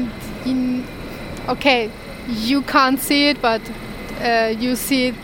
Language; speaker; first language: English; non-native, learner; Turkish